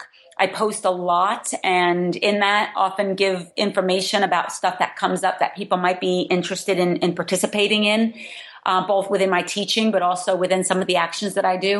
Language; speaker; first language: English; native; English